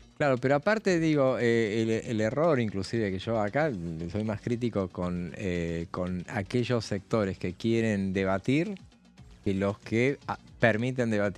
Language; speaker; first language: Spanish; native; Spanish